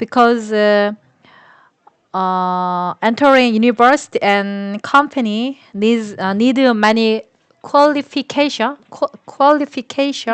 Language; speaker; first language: English; non-native, learner; Korean